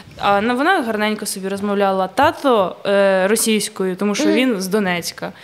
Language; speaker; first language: Ukrainian; native; Ukrainian